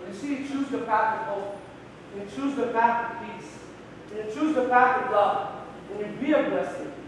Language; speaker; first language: English; non-native, local second language; Filipino